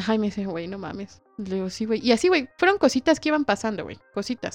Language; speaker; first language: Spanish; native; Spanish